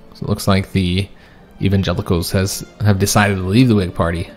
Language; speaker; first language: English; native; English